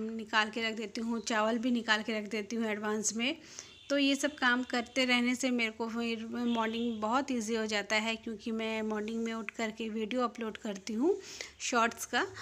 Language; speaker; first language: Hindi; non-native, local second language; Bangla